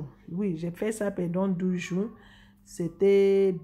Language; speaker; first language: French; non-native, fluent; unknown